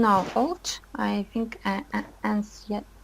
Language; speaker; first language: English; non-native, learner; Russian